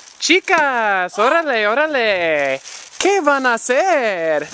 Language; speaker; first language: Spanish; non-native, fluent; English